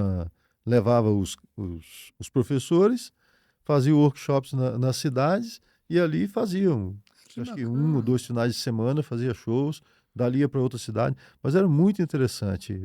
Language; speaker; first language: Portuguese; native; Portuguese